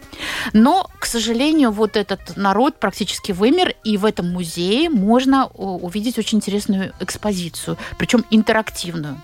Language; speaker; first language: Russian; native; Russian